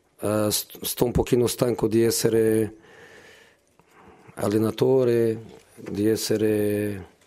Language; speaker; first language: Italian; non-native, learner; Portuguese